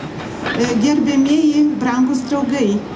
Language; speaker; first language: Lithuanian; non-native, local second language; Polish